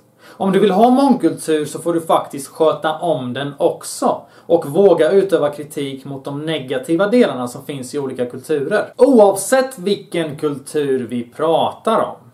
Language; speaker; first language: Swedish; early bilingual, other home language; Bosnian